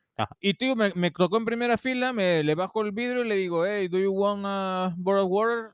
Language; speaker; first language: Spanish; native; Spanish